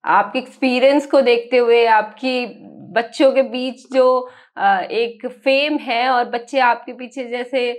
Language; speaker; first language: Hindi; native; Hindi